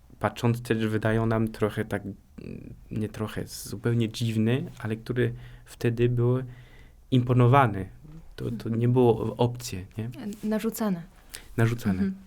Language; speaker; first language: Polish; non-native, fluent; French